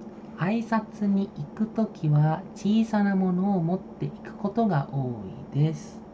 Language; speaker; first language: Japanese; non-native, fluent; Indonesian